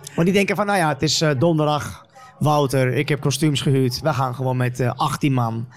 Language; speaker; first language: Dutch; native; Dutch